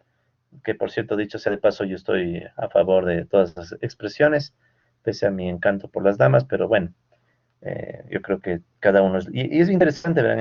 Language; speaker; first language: Spanish; native; Spanish